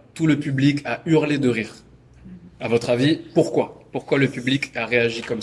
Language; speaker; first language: French; native; French